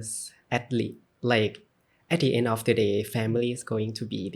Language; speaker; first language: English; non-native, learner; Thai